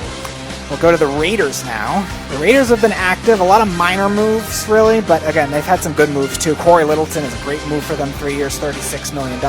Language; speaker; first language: English; native; English